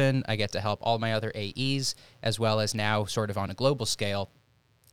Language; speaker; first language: English; native; English